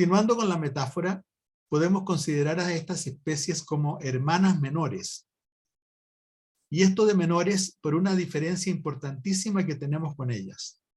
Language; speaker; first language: Spanish; native; Spanish